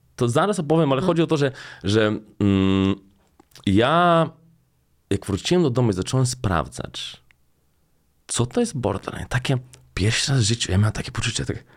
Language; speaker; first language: Polish; non-native, fluent; Slovenian